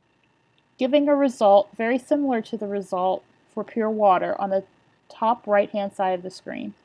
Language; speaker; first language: English; native; English